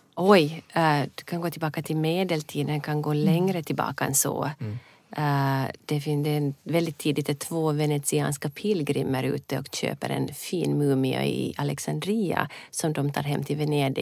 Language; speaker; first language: Swedish; native; Swedish